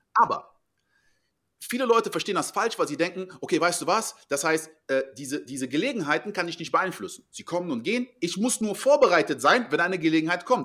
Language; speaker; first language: German; non-native, fluent; French